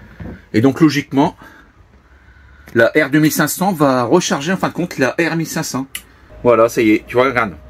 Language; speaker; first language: French; native; French